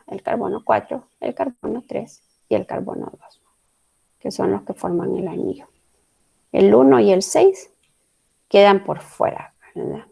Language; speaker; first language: Spanish; native; Spanish